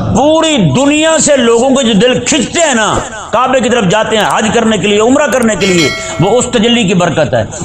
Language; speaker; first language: Urdu; non-native, local second language; Punjabi